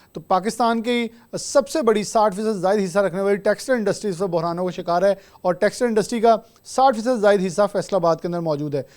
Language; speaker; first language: Urdu; non-native, local second language; Punjabi